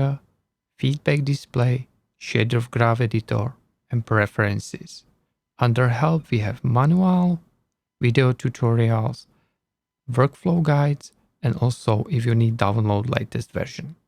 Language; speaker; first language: English; non-native, learner; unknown